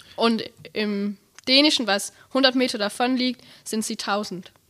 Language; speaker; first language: German; early bilingual, heritage; Danish